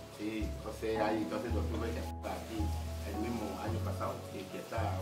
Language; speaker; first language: Spanish; non-native, learner; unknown